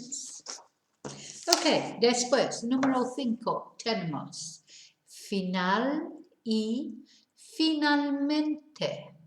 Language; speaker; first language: Spanish; non-native, fluent; English